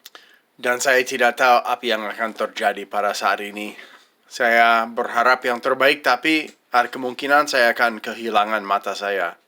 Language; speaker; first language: Indonesian; non-native, fluent; English